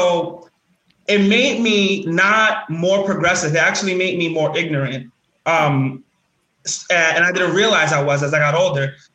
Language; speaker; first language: English; native; English